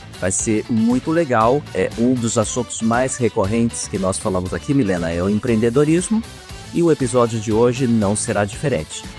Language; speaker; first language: Portuguese; native; Portuguese